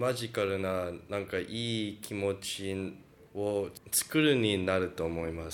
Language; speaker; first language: Japanese; early bilingual, heritage; Japanese